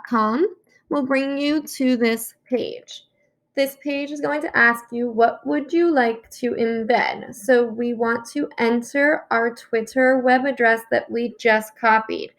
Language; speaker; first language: English; native; English